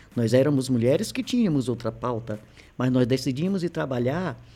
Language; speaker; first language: Portuguese; native; Portuguese